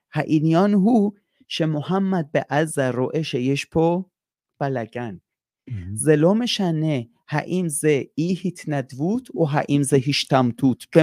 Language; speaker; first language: Hebrew; non-native, fluent; Persian